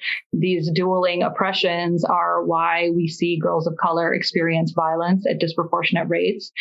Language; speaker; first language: English; early bilingual, other home language; Persian